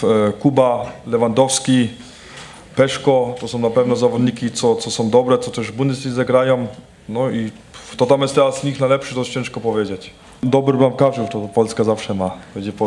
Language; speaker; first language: Polish; early bilingual, heritage; Polish